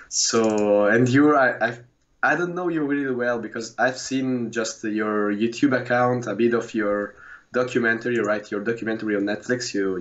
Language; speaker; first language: English; non-native, fluent; Russian